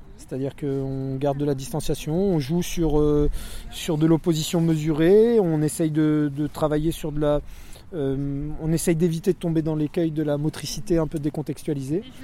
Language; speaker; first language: French; native; French